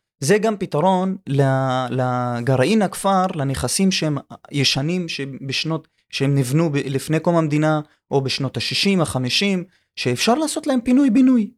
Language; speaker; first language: Hebrew; non-native, local second language; Arabic